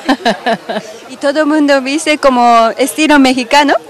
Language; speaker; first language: Spanish; non-native, learner; Japanese